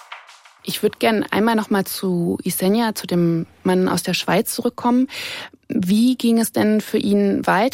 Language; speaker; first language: German; native; German